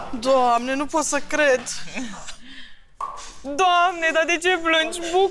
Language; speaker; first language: Romanian; native; Romanian